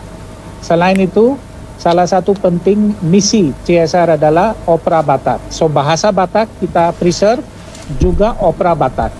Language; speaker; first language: Indonesian; non-native, fluent; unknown